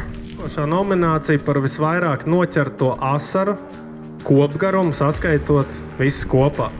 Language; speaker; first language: Latvian; native; Latvian